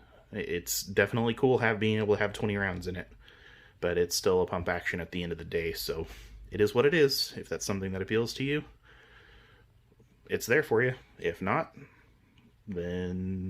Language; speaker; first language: English; native; English